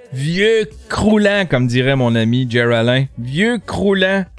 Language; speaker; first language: French; native; French